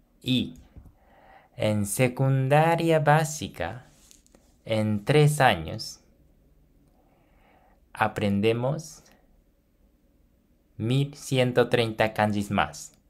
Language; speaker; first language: Spanish; non-native, fluent; Japanese